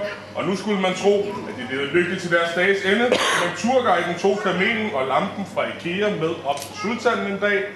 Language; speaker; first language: Danish; native; Danish